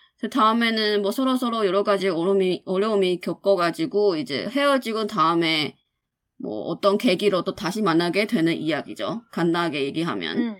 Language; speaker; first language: Korean; non-native, fluent; Chinese